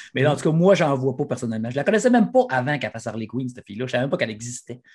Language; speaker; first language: French; native; French